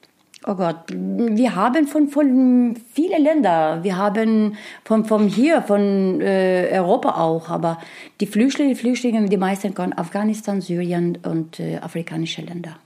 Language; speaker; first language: German; non-native, learner; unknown